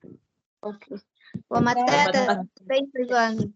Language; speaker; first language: Arabic; non-native, learner; Tamil